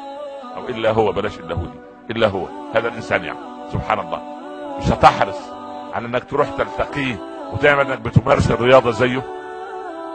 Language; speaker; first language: Arabic; native; Arabic